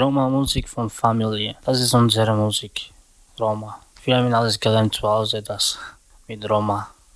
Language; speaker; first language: German; non-native, learner; Slovak